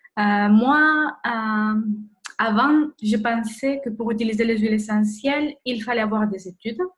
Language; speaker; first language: French; non-native, fluent; Spanish